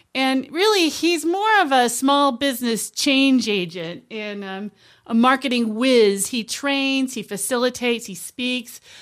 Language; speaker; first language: English; native; English